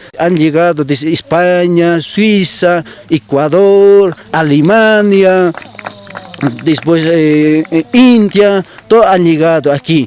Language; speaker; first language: Spanish; non-native, local second language; Aymara